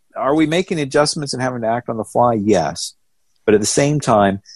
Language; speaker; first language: English; native; English